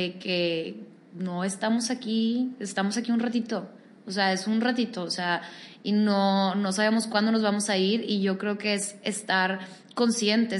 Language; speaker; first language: Spanish; native; Spanish